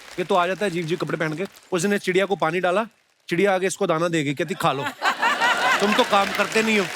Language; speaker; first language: Hindi; non-native, local second language; Punjabi